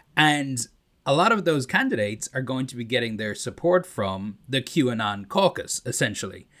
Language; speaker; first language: English; native; English